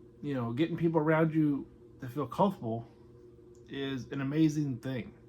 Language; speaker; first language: English; native; English